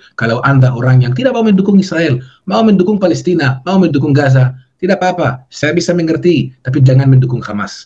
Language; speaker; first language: Indonesian; non-native, fluent; Hebrew